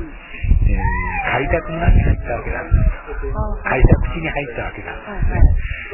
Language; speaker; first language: Japanese; native; Japanese